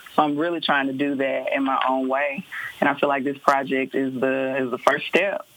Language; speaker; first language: English; native; English